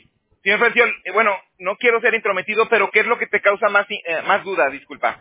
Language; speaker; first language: Spanish; native; Spanish